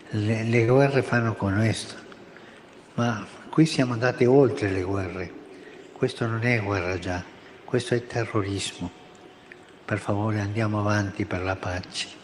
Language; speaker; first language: Italian; non-native, fluent; Spanish